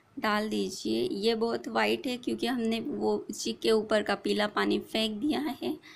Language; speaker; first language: Hindi; non-native, local second language; Marathi